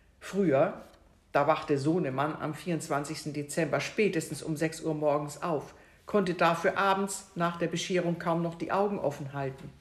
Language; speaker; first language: German; native; German